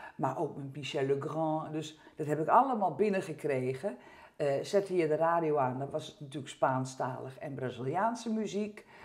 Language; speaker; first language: Dutch; early bilingual, heritage; French